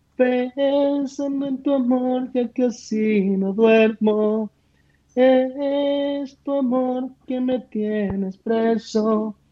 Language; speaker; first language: Spanish; native; Spanish